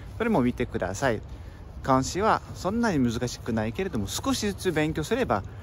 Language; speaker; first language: Japanese; non-native, fluent; French